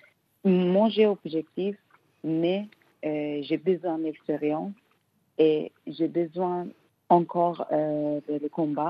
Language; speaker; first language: French; non-native, learner; Persian